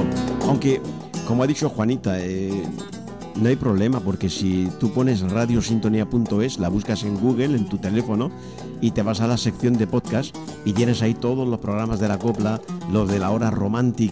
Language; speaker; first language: Spanish; native; Spanish